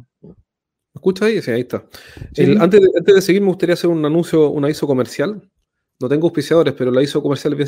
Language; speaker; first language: Spanish; native; Spanish